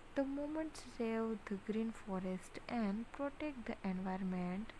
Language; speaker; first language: English; non-native, local second language; Gujarati